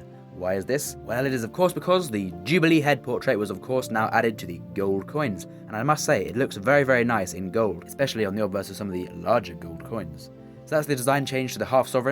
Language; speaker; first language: English; native; English